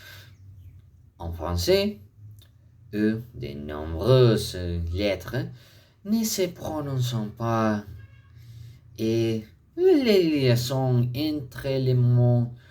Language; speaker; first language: French; non-native, fluent; Spanish